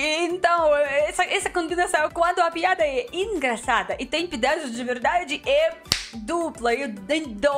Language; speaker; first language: Portuguese; non-native, learner; Russian